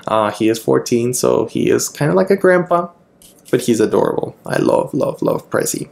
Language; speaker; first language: English; non-native, fluent; Spanish